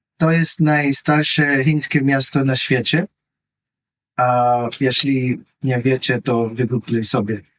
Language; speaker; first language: Polish; non-native, learner; Filipino